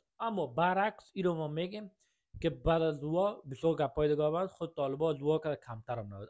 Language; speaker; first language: Persian; native; Persian